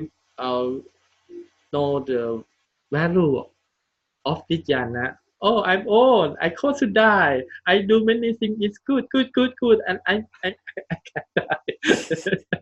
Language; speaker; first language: English; non-native, learner; Thai